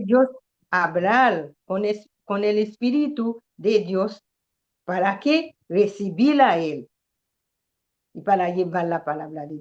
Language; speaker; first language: Spanish; non-native, learner; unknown